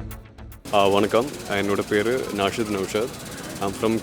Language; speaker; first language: Tamil; non-native, learner; Malayalam